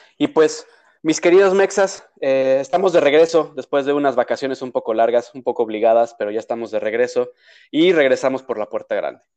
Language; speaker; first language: Spanish; native; Spanish